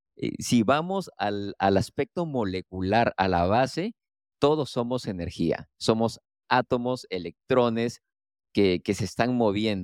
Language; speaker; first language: Spanish; native; Spanish